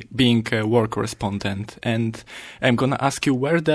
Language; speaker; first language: English; non-native, learner; Polish